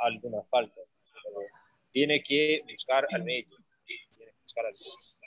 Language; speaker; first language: Spanish; non-native, learner; Portuguese